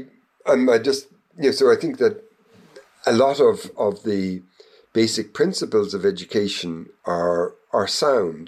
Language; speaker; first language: English; native; English